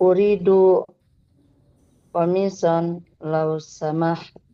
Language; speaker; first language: Arabic; non-native, learner; Indonesian